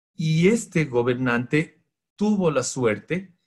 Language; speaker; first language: Spanish; native; Spanish